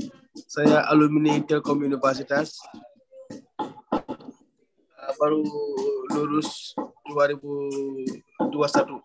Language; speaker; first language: Indonesian; non-native, learner; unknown